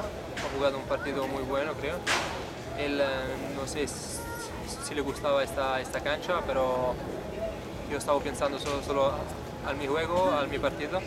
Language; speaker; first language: Spanish; non-native, learner; Italian